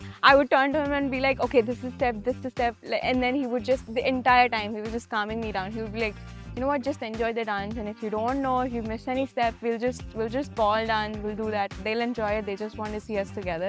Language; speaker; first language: English; early bilingual, other home language; Telugu